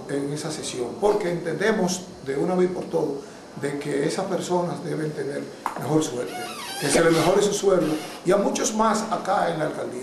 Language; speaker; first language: Spanish; native; Spanish